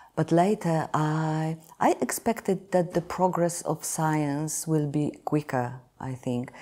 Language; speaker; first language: English; non-native, fluent; Polish